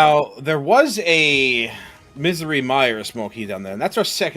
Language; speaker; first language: English; native; English